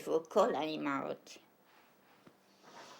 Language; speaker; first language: Hebrew; non-native, fluent; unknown